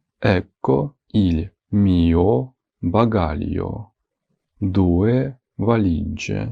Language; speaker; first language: Italian; non-native, fluent; Ukrainian